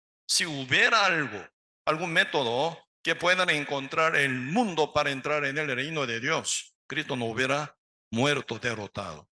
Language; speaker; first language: Spanish; non-native, learner; Korean